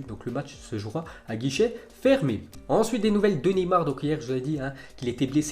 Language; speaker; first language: French; native; French